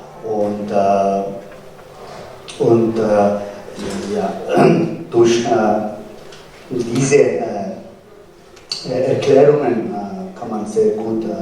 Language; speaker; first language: German; non-native, fluent; Tibetan